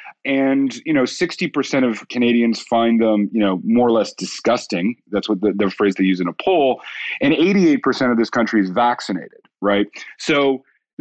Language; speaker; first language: English; native; English